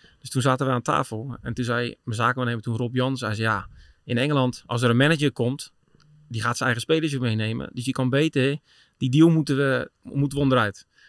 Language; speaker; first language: Dutch; native; Dutch